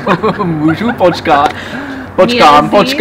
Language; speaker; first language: Czech; early bilingual, heritage; English